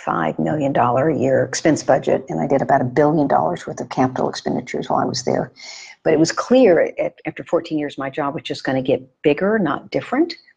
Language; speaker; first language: English; native; English